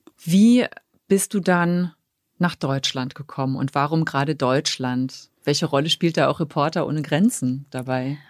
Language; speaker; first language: German; native; German